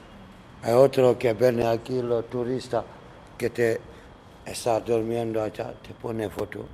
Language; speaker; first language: Spanish; non-native, learner; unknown